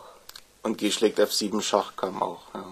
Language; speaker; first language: German; native; German